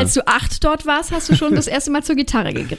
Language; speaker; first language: German; native; German